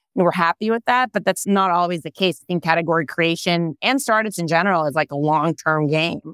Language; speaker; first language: English; non-native, fluent; Hebrew